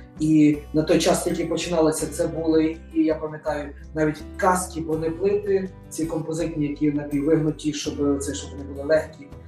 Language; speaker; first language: Ukrainian; native; Ukrainian